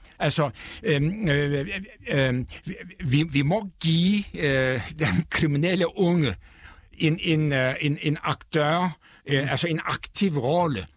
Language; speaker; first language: Danish; non-native, fluent; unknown